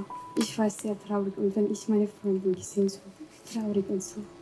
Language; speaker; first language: German; non-native, learner; Arabic